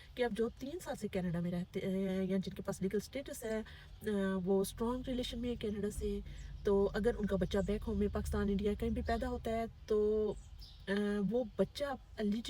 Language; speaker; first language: Urdu; native; Urdu